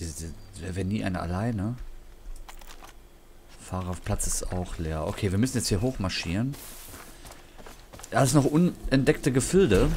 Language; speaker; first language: German; native; German